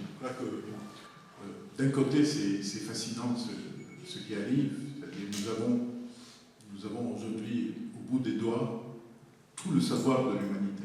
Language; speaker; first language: French; non-native, local second language; Arabic